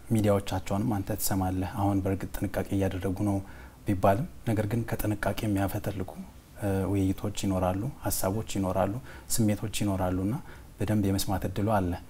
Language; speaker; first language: Amharic; native; Amharic